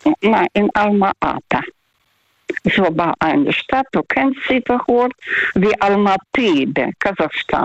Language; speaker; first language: German; non-native, fluent; Russian